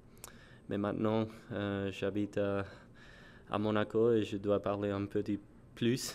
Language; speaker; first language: French; non-native, learner; English